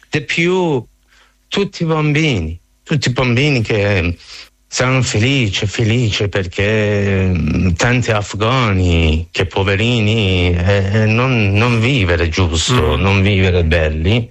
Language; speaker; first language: Italian; non-native, learner; Persian